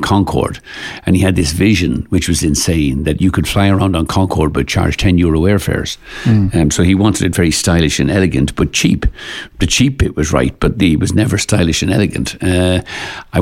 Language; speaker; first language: English; native; English